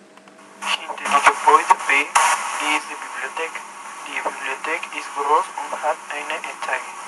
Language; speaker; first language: German; non-native, learner; Spanish